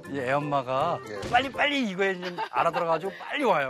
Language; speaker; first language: Korean; native; Korean